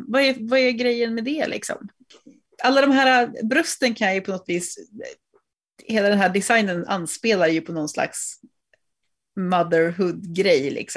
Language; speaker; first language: Swedish; native; Swedish